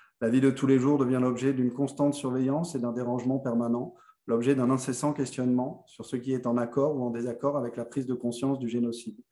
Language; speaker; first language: French; native; French